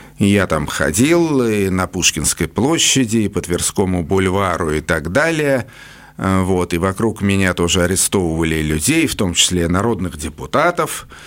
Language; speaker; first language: Russian; native; Russian